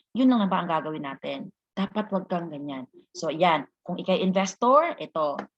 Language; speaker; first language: Filipino; non-native, local second language; Hiligaynon